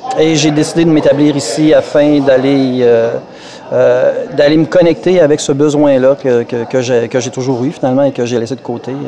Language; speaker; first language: French; native; French